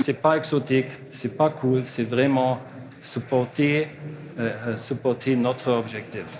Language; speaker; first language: French; non-native, learner; German